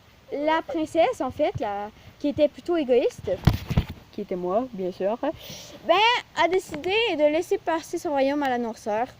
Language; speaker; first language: French; native; French